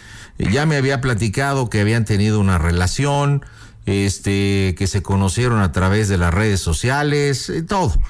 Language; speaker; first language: Spanish; native; Spanish